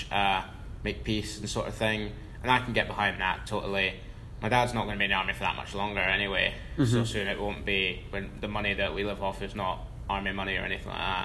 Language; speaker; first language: English; native; English